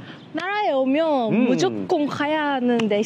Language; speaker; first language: Korean; non-native, learner; Japanese